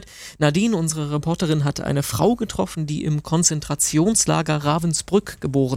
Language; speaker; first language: German; native; German